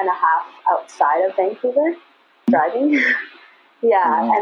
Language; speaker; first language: English; native; English